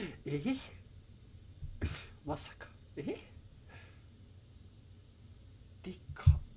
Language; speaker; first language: Japanese; non-native, learner; English